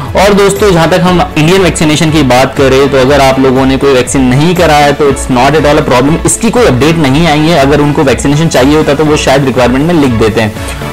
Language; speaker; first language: Hindi; native; Hindi